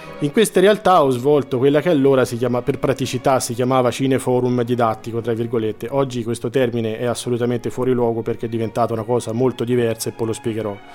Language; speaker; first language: Italian; native; Italian